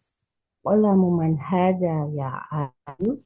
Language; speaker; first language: Arabic; non-native, learner; Indonesian